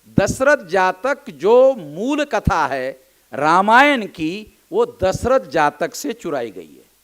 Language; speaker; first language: Hindi; non-native, local second language; Marathi